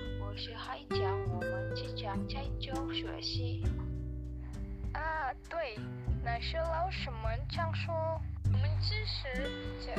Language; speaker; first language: Chinese; non-native, learner; Indonesian